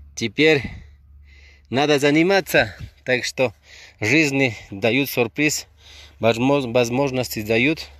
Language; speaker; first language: Russian; non-native, learner; Spanish